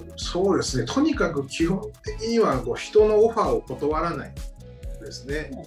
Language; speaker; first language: Japanese; native; Japanese